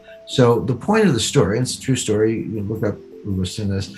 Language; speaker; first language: English; native; English